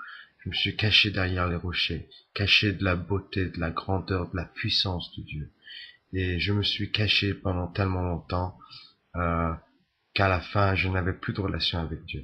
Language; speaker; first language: French; native; French